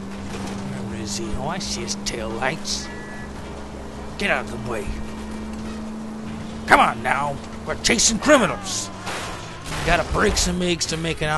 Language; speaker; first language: English; native; English